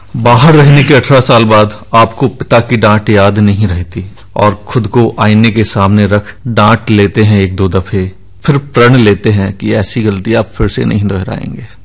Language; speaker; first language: Hindi; native; Hindi